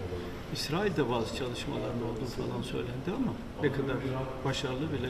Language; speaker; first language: Turkish; native; Turkish